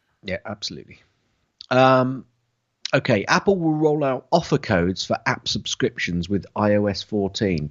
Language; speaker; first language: English; native; English